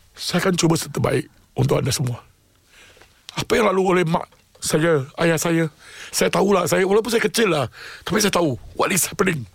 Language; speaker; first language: Malay; non-native, local second language; Tamil